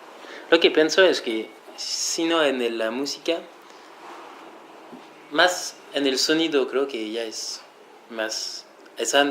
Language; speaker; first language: Spanish; non-native, fluent; French